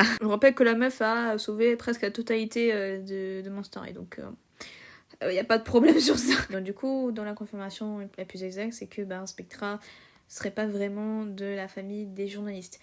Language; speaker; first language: French; native; French